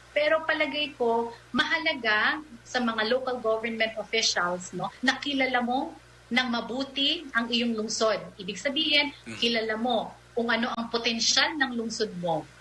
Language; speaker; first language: Filipino; native; Filipino